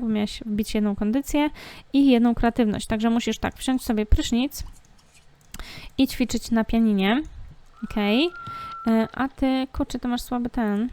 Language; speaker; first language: Polish; native; Polish